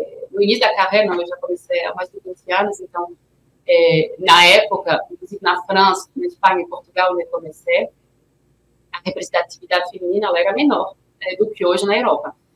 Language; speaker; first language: Portuguese; non-native, fluent; French